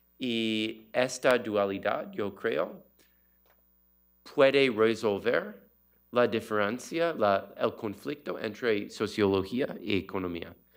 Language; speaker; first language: Spanish; non-native, learner; English